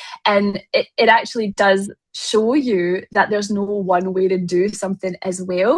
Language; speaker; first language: English; native; English